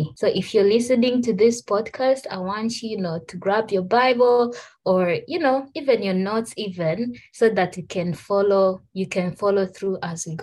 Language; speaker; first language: English; non-native, local second language; Kinyarwanda